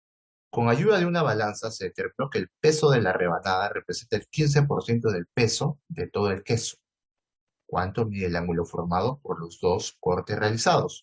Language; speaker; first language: Spanish; native; Spanish